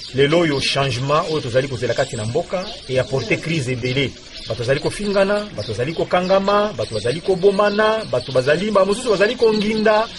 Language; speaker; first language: Lingala; non-native, local second language; Kongo